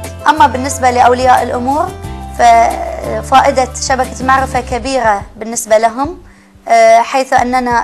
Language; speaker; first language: Arabic; native; Arabic